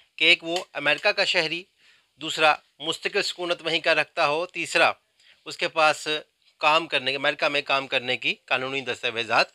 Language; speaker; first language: Urdu; native; Urdu